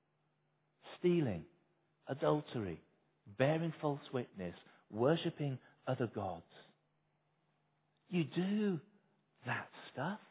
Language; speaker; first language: English; native; English